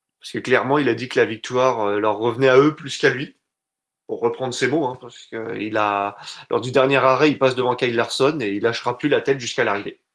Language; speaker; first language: French; native; French